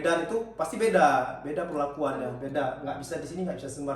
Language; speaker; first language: Indonesian; native; Indonesian